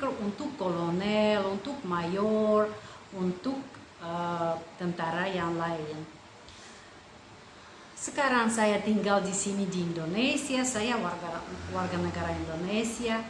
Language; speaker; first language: Indonesian; non-native, fluent; Russian